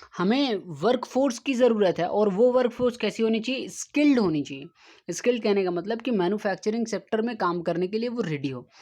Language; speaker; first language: Hindi; native; Hindi